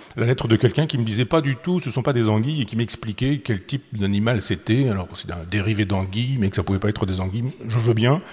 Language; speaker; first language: French; native; French